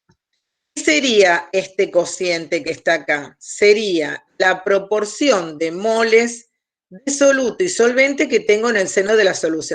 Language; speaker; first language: Spanish; native; Spanish